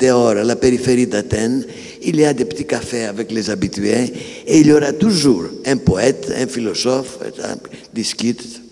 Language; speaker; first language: French; non-native, fluent; Greek